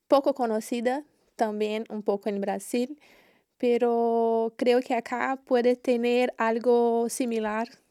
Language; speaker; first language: Spanish; non-native, learner; Portuguese